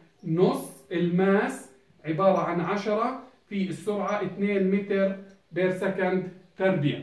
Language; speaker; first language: Arabic; native; Arabic